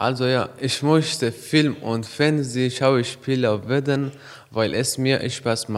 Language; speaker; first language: German; non-native, learner; Persian